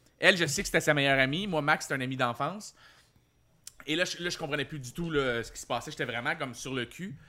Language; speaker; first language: French; native; French